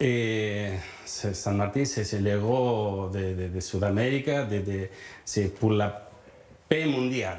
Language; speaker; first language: French; non-native, learner; Spanish